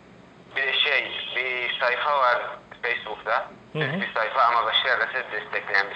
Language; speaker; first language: Turkish; early bilingual, heritage; Turkish